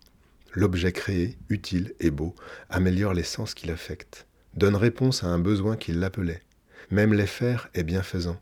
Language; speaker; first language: French; native; French